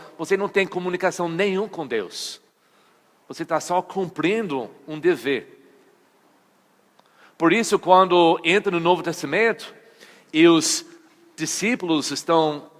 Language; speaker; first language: Portuguese; non-native, fluent; English